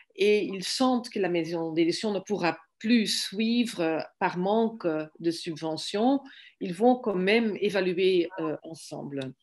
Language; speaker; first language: French; non-native, fluent; Dutch